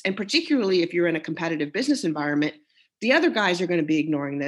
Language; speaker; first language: English; native; English